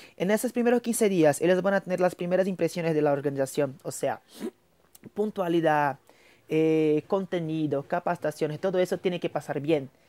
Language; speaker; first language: Spanish; non-native, fluent; Portuguese